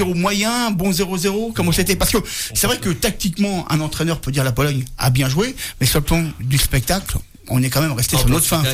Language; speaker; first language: French; native; French